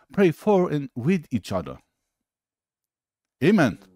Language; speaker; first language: English; non-native, fluent; Norwegian